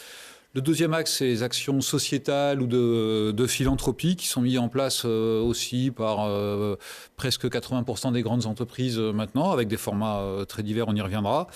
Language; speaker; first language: French; native; French